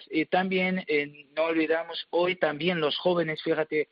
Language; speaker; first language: Spanish; non-native, learner; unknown